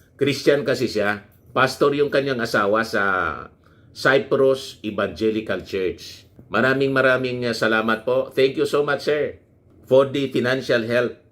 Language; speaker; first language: Filipino; non-native, local second language; Bikol